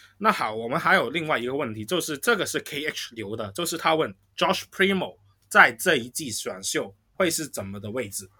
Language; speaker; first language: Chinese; native; Chinese